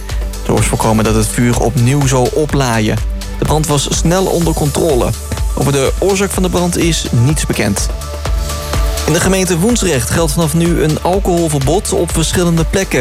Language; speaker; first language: Dutch; native; Dutch